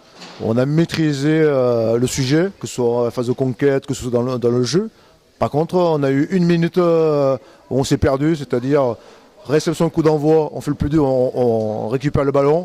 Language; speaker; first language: French; native; French